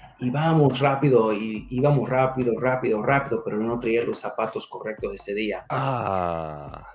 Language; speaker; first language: Spanish; early bilingual, heritage; Spanish